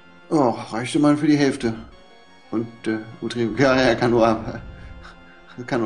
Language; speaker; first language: German; native; German